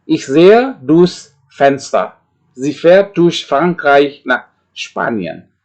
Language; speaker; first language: German; non-native, fluent; Indonesian